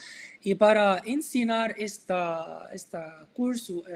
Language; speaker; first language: Spanish; non-native, learner; Arabic